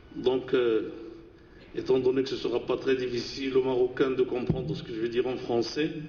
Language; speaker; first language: French; non-native, local second language; Arabic